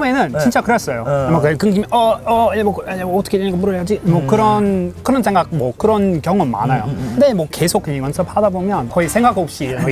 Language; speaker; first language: Korean; non-native, learner; English